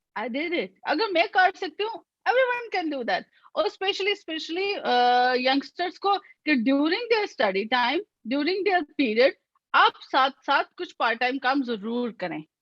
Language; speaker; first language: Urdu; native; Urdu